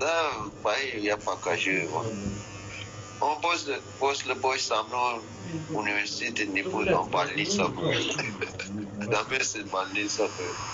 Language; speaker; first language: Russian; non-native, learner; Persian